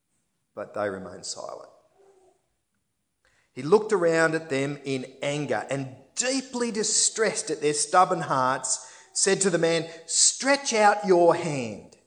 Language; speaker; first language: English; native; English